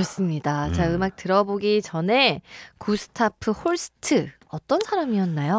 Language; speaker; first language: Korean; native; Korean